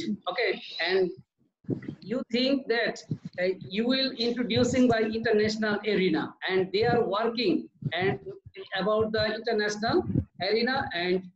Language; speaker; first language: English; non-native, learner; Bangla